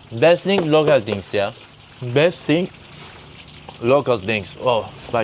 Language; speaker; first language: English; non-native, learner; Turkish